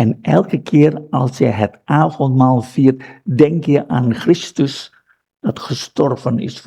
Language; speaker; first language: Dutch; non-native, fluent; Indonesian